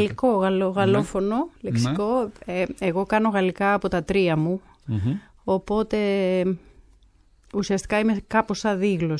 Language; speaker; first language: Greek; native; Greek